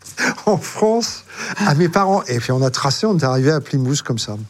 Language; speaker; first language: French; native; French